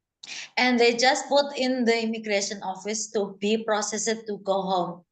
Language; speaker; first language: English; non-native, learner; Indonesian